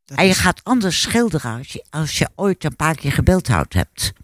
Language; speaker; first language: Dutch; native; Dutch